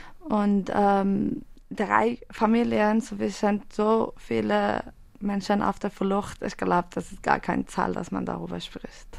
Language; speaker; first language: German; non-native, fluent; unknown